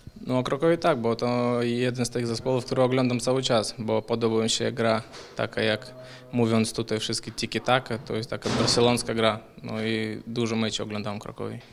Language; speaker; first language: Polish; non-native, fluent; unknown